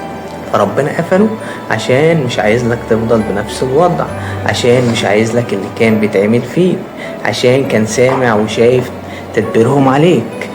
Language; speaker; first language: Arabic; native; Arabic